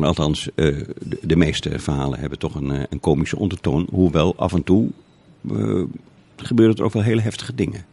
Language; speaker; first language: Dutch; native; Dutch